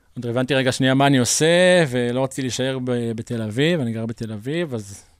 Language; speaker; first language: Hebrew; native; Hebrew